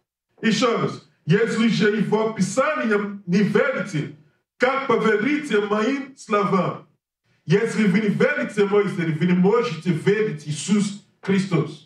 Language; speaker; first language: Russian; non-native, learner; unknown